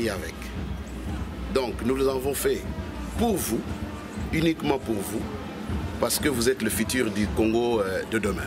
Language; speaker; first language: French; non-native, local second language; Kongo